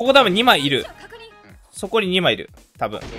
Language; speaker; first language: Japanese; native; Japanese